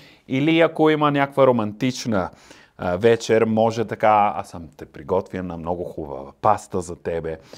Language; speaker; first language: Bulgarian; non-native, learner; Italian